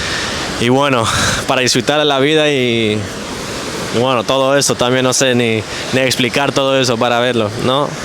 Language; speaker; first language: Spanish; early bilingual, heritage; English